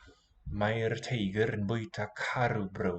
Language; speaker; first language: Welsh; non-native, learner; English